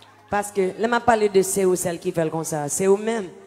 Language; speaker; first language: French; non-native, learner; English